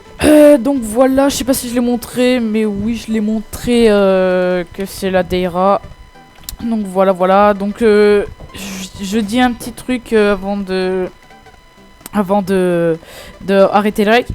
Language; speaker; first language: French; native; French